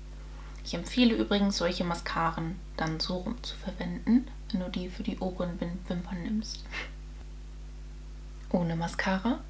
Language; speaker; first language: German; native; German